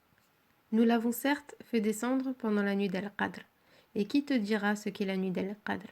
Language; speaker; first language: French; native; French